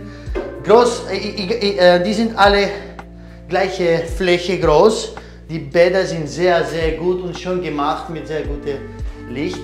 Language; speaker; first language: German; non-native, learner; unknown